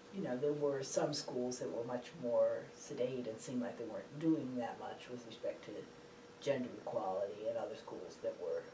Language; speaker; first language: English; native; English